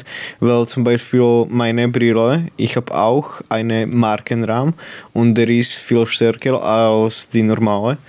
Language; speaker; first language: German; non-native, local second language; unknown